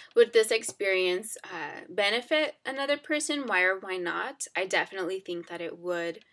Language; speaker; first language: English; native; English